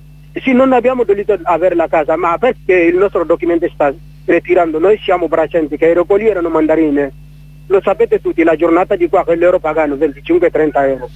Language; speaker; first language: Italian; non-native, learner; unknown